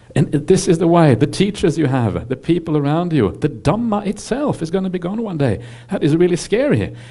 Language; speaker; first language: English; non-native, fluent; Norwegian